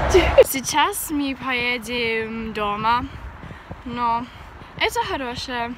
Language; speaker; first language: Russian; non-native, learner; English